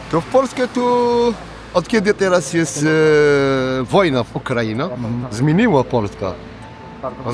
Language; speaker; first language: Polish; non-native, learner; Arabic